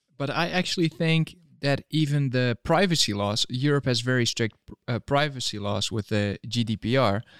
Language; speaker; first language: English; non-native, fluent; Dutch